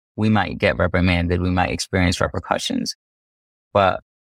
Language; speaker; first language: English; native; English